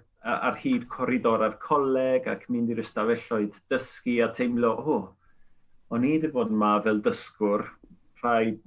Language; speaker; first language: Welsh; non-native, local second language; English